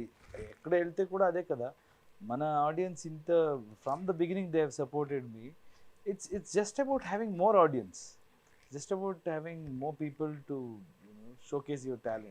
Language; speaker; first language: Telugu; non-native, fluent; Kannada